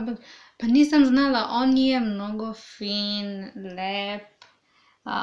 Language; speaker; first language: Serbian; non-native, learner; English